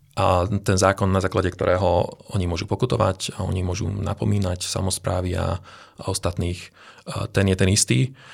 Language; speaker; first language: Slovak; non-native, local second language; Hungarian